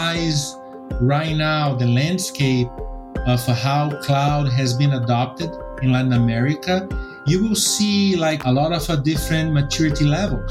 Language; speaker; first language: English; non-native, fluent; Portuguese